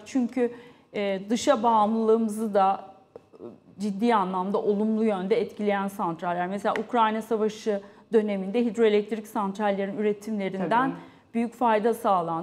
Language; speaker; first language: Turkish; native; Turkish